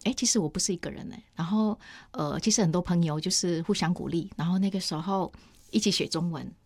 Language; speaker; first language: Chinese; non-native, fluent; Indonesian